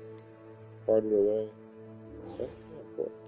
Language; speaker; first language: English; native; English